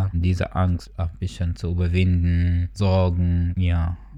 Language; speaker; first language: German; non-native, fluent; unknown